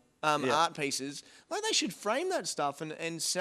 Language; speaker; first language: English; native; English